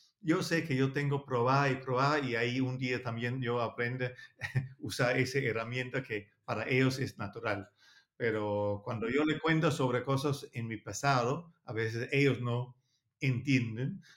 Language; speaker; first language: Spanish; non-native, learner; Danish